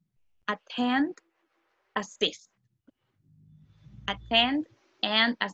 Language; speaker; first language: English; non-native, fluent; Spanish